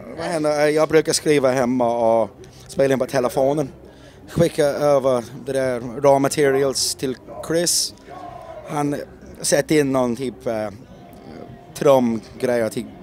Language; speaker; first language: Swedish; non-native, fluent; English